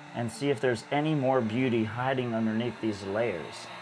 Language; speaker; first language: English; native; English